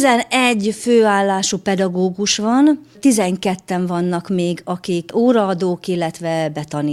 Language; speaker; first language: Hungarian; native; Hungarian